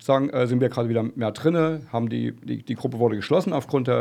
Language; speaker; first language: German; native; German